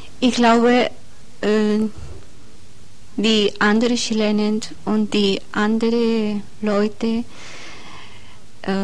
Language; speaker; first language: German; non-native, learner; Spanish